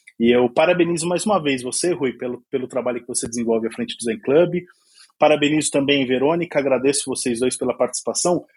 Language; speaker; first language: Portuguese; native; Portuguese